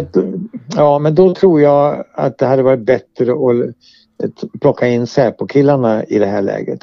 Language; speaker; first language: Swedish; native; Swedish